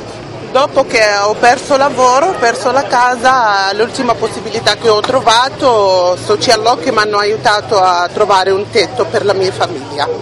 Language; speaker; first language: Italian; non-native, learner; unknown